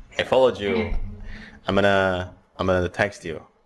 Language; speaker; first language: English; non-native, fluent; Indonesian